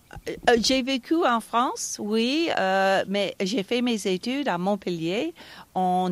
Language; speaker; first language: French; non-native, fluent; English